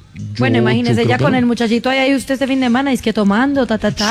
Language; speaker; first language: Spanish; native; Spanish